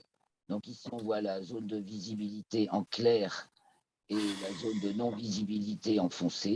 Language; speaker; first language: French; native; French